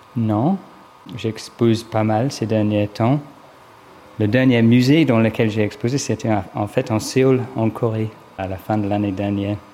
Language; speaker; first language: French; non-native, fluent; English